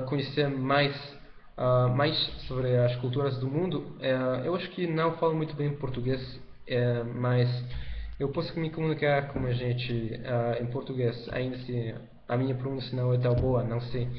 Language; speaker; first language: Portuguese; non-native, learner; Spanish